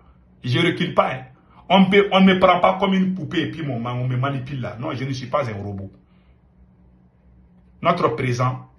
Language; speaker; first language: French; non-native, local second language; Bambara